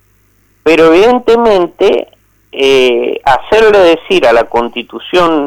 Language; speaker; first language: Spanish; native; Spanish